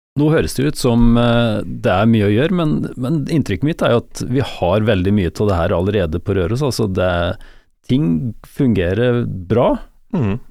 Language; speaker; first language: Norwegian; native; Norwegian